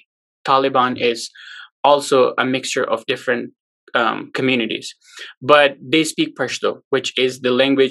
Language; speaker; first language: English; non-native, local second language; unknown